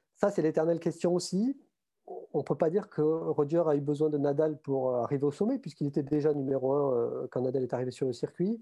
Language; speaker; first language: French; native; French